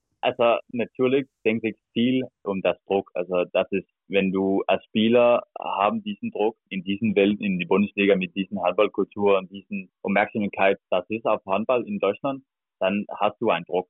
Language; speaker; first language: German; non-native, learner; Danish